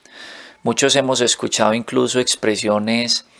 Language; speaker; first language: Spanish; native; Spanish